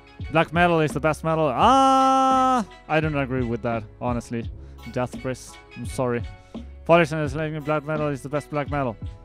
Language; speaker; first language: English; non-native, fluent; Spanish